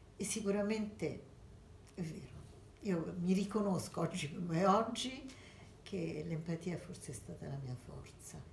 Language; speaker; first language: Italian; early bilingual, other home language; Armenian